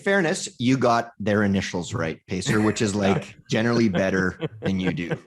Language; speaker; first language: English; native; English